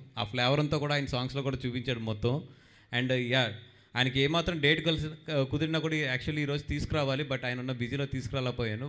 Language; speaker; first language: Telugu; native; Telugu